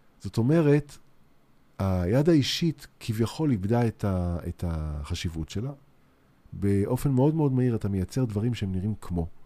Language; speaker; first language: Hebrew; native; Hebrew